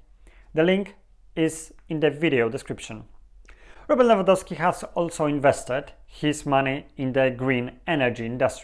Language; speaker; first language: English; non-native, fluent; Polish